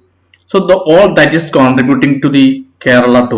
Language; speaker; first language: English; non-native, local second language; Malayalam